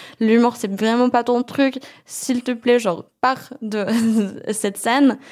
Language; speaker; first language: French; non-native, fluent; Norwegian